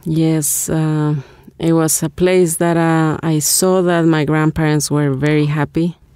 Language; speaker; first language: English; non-native, fluent; Spanish